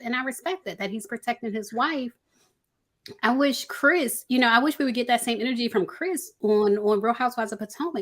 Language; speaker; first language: English; native; English